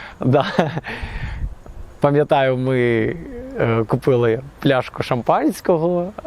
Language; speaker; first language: Ukrainian; native; Ukrainian